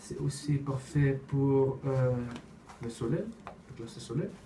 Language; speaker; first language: French; non-native, learner; Dutch